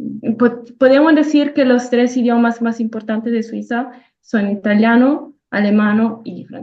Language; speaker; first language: Spanish; non-native, fluent; Italian